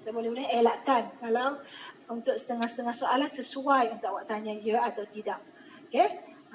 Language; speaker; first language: Malay; native; Malay